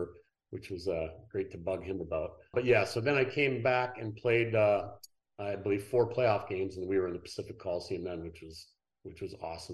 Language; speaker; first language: English; native; English